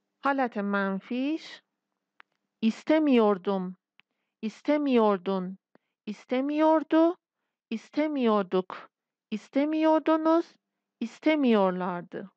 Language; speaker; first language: Turkish; non-native, fluent; Persian